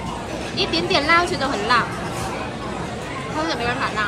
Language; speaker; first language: Chinese; non-native, fluent; Vietnamese